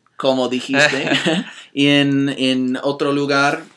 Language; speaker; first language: Spanish; non-native, fluent; English